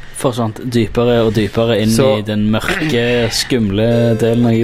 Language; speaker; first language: Norwegian; native; Norwegian